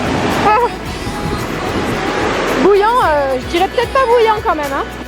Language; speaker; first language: French; native; French